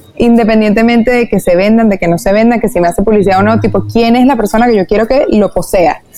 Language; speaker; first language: Spanish; native; Spanish